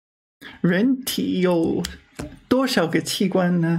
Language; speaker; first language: Chinese; non-native, learner; English